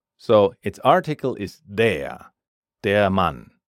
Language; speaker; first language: English; non-native, fluent; German